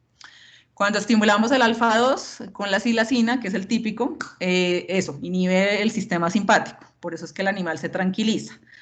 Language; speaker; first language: Spanish; native; Spanish